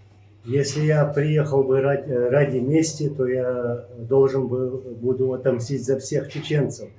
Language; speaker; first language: Russian; non-native, local second language; Chechen